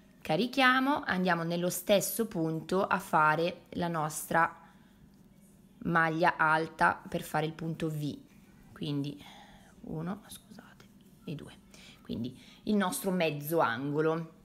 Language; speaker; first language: Italian; native; Italian